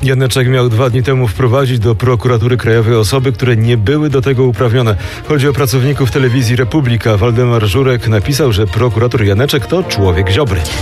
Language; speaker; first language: Polish; native; Polish